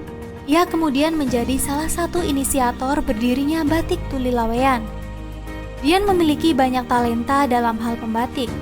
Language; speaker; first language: Indonesian; native; Indonesian